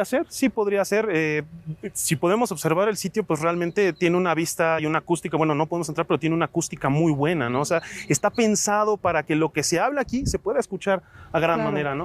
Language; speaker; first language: Spanish; native; Spanish